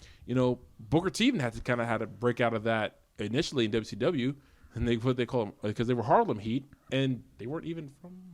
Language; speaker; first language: English; native; English